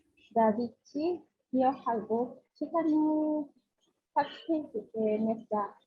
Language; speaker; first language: Korean; non-native, learner; Spanish